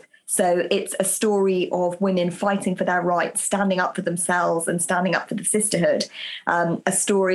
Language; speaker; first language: English; native; English